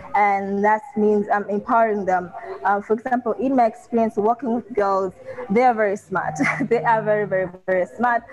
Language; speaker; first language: English; non-native, local second language; Swahili